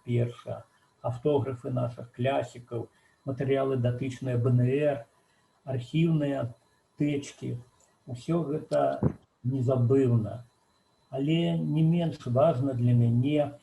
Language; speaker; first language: Belarusian; native; Belarusian